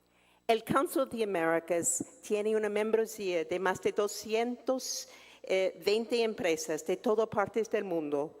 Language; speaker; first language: Spanish; non-native, fluent; English